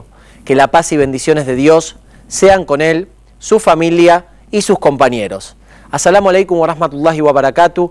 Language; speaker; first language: Spanish; native; Spanish